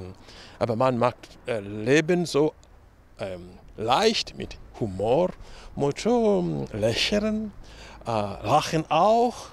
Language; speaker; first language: German; non-native, learner; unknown